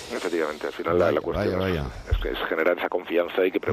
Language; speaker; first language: Spanish; native; Spanish